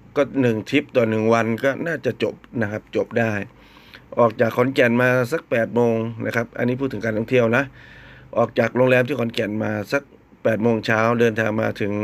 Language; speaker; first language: Thai; native; Thai